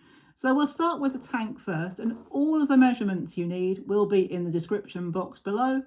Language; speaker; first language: English; native; English